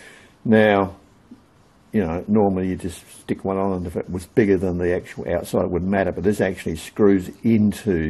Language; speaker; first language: English; native; English